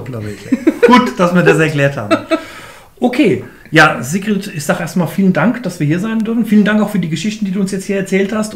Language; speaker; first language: German; native; German